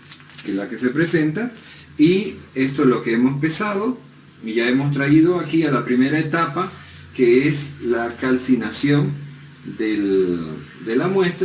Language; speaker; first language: Spanish; native; Spanish